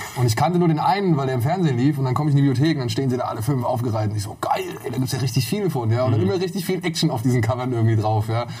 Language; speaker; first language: German; native; German